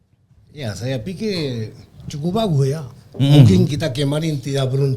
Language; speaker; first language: Indonesian; non-native, learner; Spanish